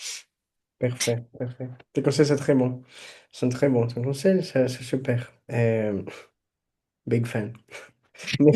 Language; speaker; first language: French; non-native, fluent; Portuguese